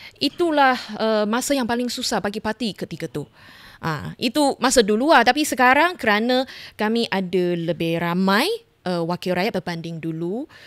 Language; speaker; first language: Malay; non-native, local second language; Chinese